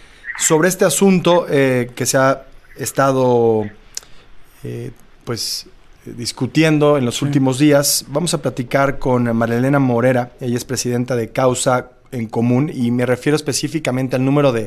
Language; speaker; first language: Spanish; native; Spanish